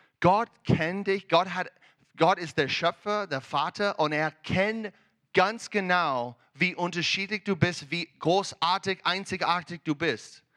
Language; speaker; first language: German; non-native, learner; English